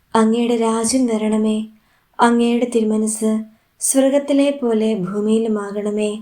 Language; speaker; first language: Malayalam; native; Malayalam